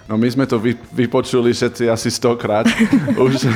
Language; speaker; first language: Slovak; non-native, fluent; English